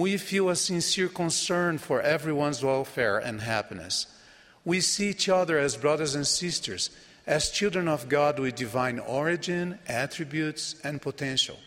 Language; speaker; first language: English; non-native, fluent; Portuguese